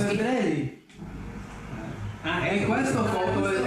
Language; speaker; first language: Italian; non-native, learner; English